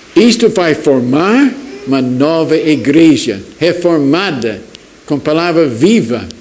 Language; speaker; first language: Portuguese; non-native, fluent; English